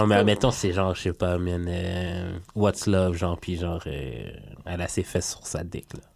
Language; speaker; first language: French; native; French